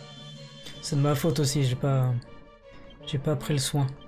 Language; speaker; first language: French; native; French